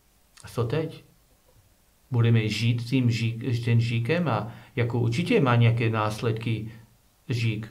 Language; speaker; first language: Czech; non-native, learner; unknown